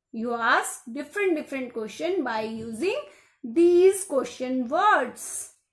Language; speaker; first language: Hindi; non-native, local second language; Gujarati